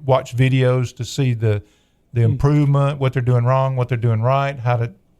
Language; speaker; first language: English; native; English